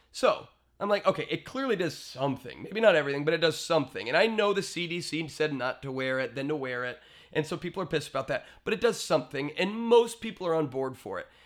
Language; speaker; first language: English; native; English